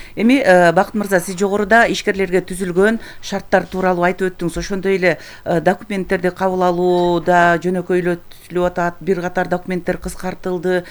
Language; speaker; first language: Kyrgyz; native; Kyrgyz